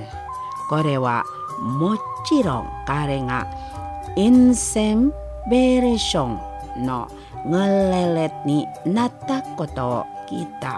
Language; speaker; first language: Japanese; non-native, fluent; Indonesian